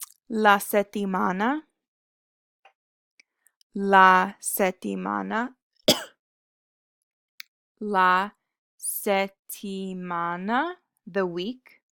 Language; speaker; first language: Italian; non-native, fluent; English